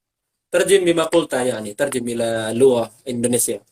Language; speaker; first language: Arabic; non-native, fluent; Indonesian